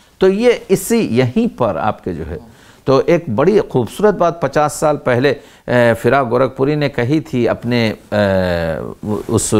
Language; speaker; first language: Hindi; native; Hindi